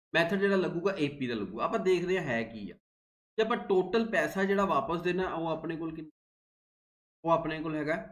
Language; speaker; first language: Hindi; non-native, local second language; Punjabi